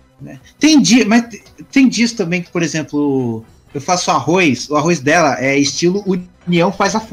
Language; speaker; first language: Portuguese; native; Portuguese